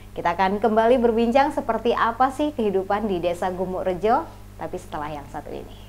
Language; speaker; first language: Indonesian; native; Indonesian